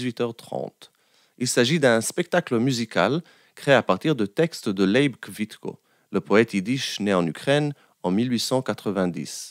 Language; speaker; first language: French; native; French